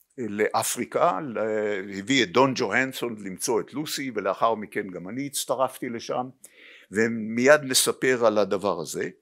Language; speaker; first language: Hebrew; native; Hebrew